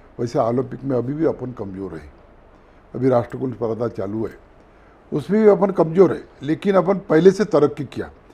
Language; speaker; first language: Hindi; non-native, local second language; Marathi